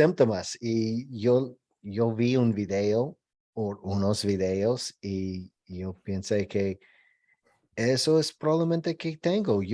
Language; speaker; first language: Spanish; non-native, learner; English